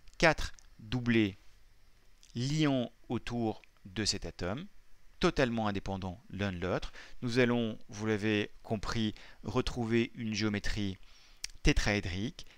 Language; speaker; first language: French; native; French